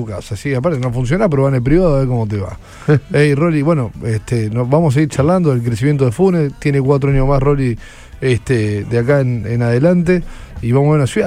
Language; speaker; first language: Spanish; native; Spanish